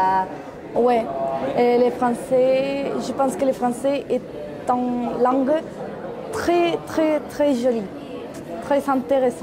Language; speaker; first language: French; non-native, learner; Spanish